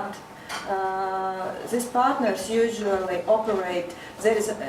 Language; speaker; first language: English; non-native, learner; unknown